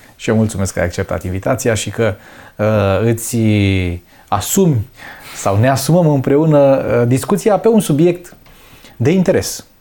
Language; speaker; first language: Romanian; native; Romanian